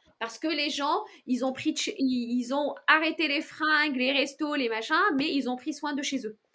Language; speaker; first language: French; non-native, local second language; Arabic